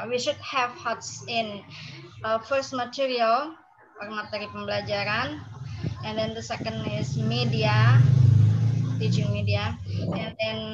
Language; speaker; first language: English; non-native, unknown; Indonesian